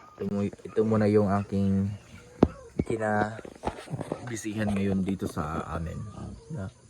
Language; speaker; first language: Filipino; non-native, local second language; Cebuano